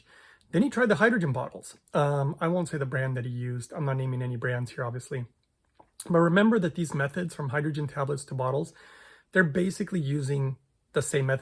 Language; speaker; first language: English; native; English